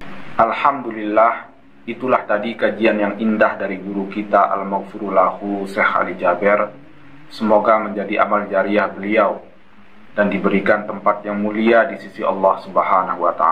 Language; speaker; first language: Indonesian; native; Indonesian